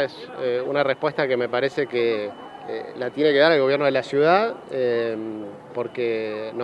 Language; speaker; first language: Spanish; native; Spanish